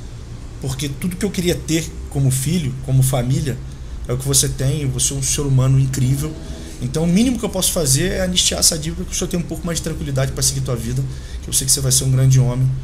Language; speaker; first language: Portuguese; native; Portuguese